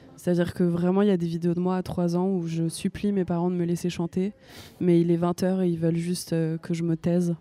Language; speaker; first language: French; native; French